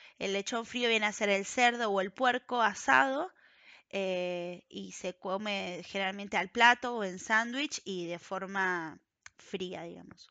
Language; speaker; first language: Spanish; native; Spanish